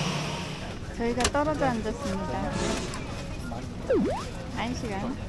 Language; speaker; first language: Korean; native; Korean